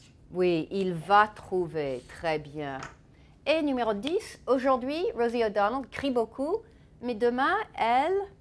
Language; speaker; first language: French; non-native, fluent; English